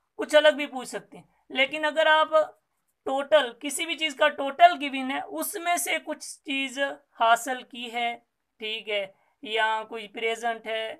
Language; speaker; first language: Urdu; non-native, local second language; Sindhi